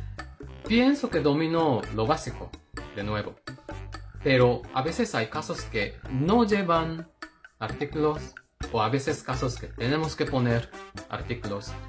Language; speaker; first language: Spanish; non-native, fluent; Japanese